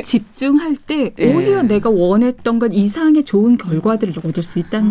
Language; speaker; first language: Korean; native; Korean